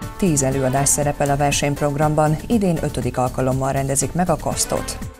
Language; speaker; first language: Hungarian; native; Hungarian